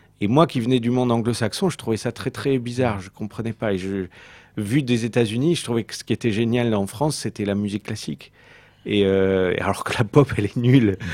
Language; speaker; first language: French; early bilingual, heritage; French